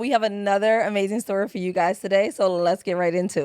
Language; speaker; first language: English; native; English